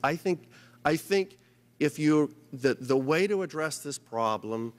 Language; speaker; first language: English; native; English